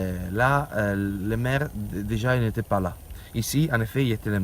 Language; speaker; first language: French; non-native, learner; Italian